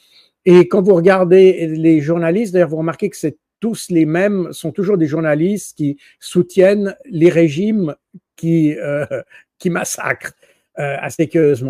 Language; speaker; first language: French; native; French